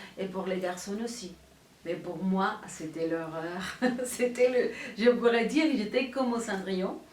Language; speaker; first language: French; non-native, fluent; Spanish